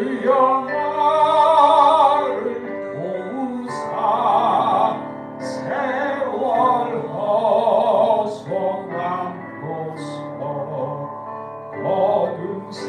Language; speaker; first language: Korean; native; Korean